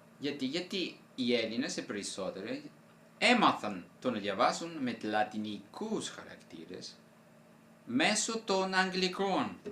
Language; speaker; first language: Greek; non-native, fluent; Italian